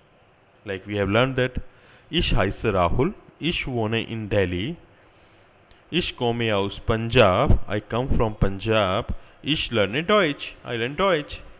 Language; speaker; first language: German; non-native, learner; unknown